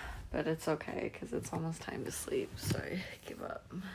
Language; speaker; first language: English; early bilingual, other home language; Chinese